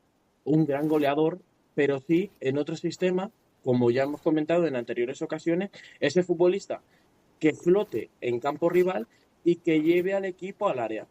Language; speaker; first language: Spanish; native; Spanish